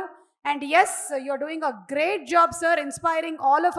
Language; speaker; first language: Telugu; native; Telugu